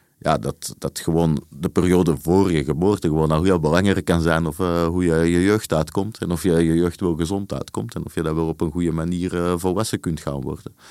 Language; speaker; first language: Dutch; native; Dutch